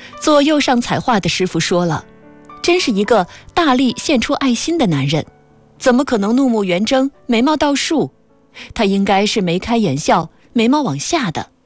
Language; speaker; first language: Chinese; native; Chinese